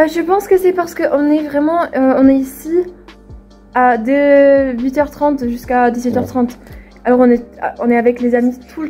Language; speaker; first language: French; non-native, fluent; Swedish